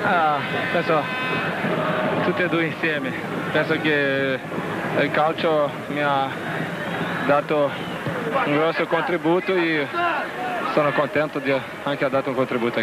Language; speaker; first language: Italian; non-native, learner; Portuguese